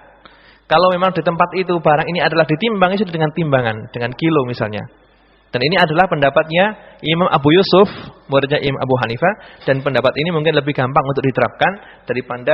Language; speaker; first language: Indonesian; native; Indonesian